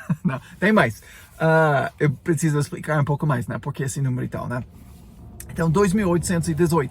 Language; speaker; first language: Portuguese; non-native, fluent; English